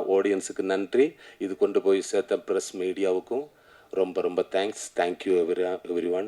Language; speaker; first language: Tamil; non-native, learner; Malayalam